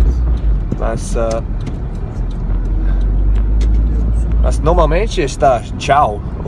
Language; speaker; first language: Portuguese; non-native, learner; English